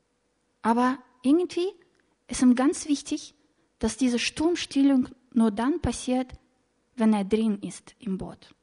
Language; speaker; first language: German; non-native, fluent; Russian